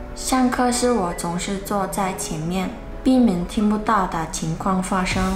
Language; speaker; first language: Chinese; non-native, fluent; Mongolian